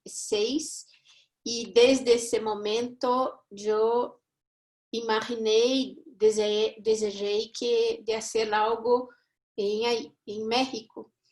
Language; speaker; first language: Spanish; non-native, fluent; Portuguese